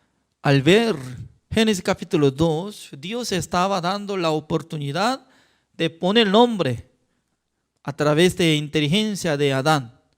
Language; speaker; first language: Spanish; non-native, fluent; Korean